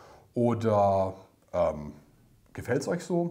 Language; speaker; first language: German; native; German